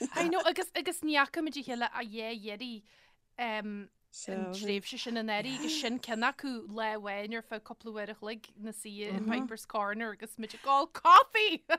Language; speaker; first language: Irish; native; Irish